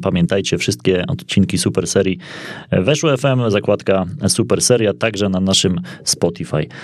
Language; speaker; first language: Polish; native; Polish